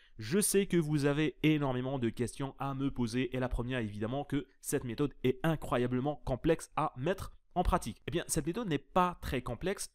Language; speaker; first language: French; native; French